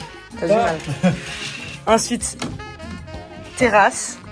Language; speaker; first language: French; native; French